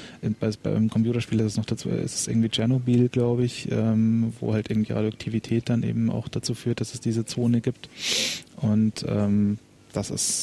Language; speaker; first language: German; native; German